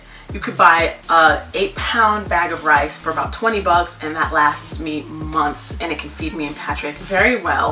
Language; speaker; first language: English; native; English